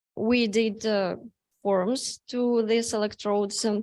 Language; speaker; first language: English; non-native, learner; Russian